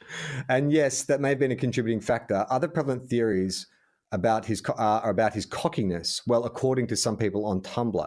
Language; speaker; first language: English; native; English